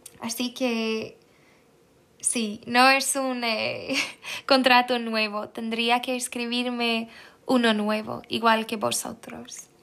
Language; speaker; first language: Spanish; non-native, fluent; Swedish